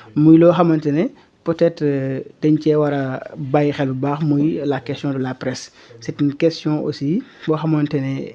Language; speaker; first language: Wolof; non-native, local second language; Serer